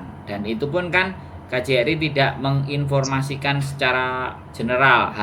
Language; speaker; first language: Indonesian; native; Indonesian